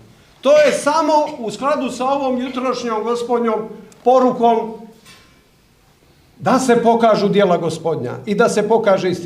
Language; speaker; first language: Croatian; native; Croatian